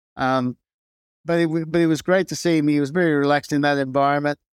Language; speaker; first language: English; non-native, local second language; Greek